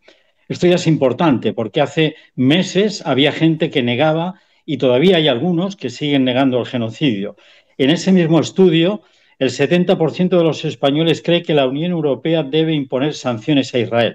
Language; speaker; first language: Spanish; native; Spanish